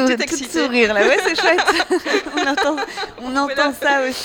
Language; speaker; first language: French; native; French